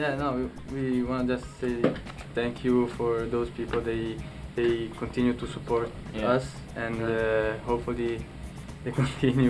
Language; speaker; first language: English; non-native, local second language; Filipino